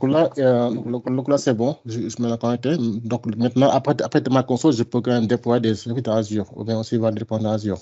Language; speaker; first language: French; non-native, local second language; Wolof